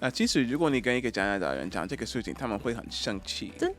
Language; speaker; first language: Chinese; non-native, fluent; English